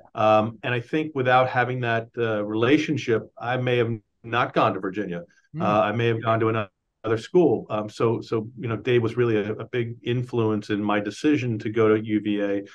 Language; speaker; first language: English; native; English